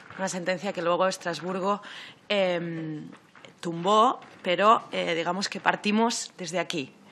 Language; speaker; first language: Spanish; non-native, local second language; Catalan